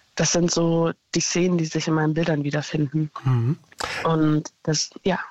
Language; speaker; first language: German; native; German